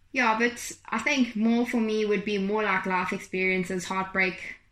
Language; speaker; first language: English; native; English